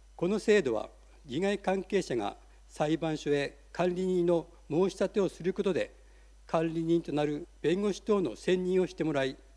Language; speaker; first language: Japanese; native; Japanese